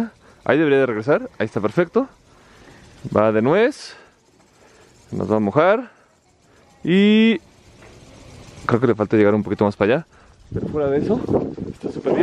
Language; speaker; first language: Spanish; native; Spanish